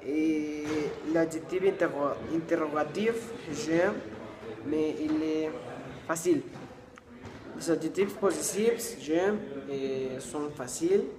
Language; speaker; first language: French; non-native, learner; Spanish